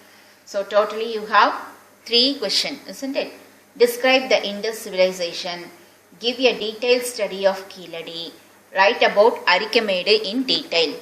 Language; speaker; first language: English; non-native, local second language; Tamil